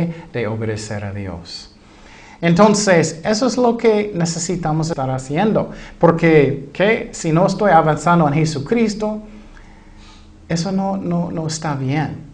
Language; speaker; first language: Spanish; non-native, fluent; English